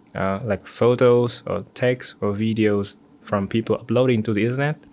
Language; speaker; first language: English; non-native, fluent; Vietnamese